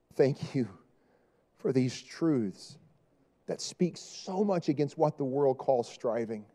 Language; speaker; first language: English; native; English